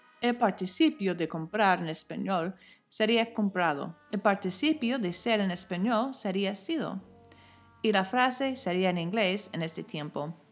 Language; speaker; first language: Spanish; non-native, fluent; English